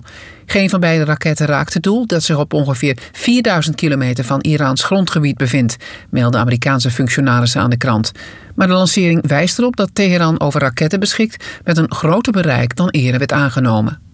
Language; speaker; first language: Dutch; native; Dutch